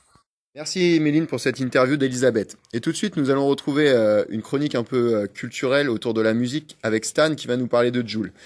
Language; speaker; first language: French; native; French